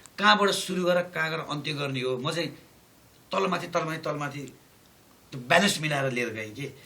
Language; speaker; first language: Nepali; native; Nepali